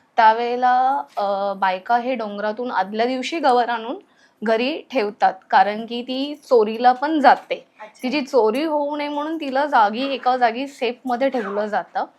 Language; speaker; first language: Marathi; native; Marathi